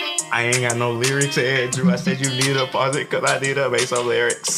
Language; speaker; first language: English; native; English